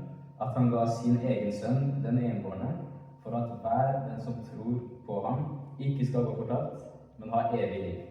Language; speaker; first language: Norwegian; early bilingual, other home language; Amharic